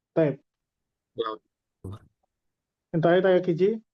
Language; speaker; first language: Arabic; non-native, fluent; Indonesian